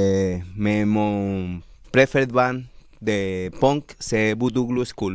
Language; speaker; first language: French; non-native, learner; Spanish